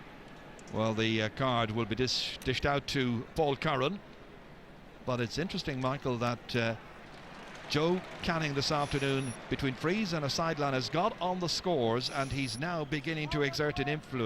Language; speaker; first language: English; native; English